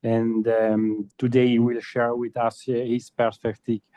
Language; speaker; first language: English; non-native, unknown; Italian